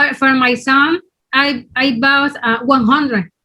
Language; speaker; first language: English; non-native, learner; Spanish